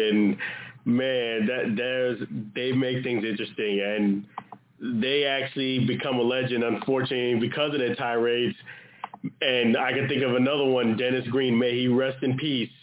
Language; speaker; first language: English; native; English